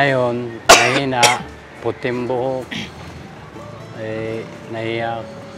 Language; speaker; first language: Filipino; non-native, learner; Japanese